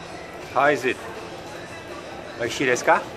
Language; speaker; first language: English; non-native, learner; Portuguese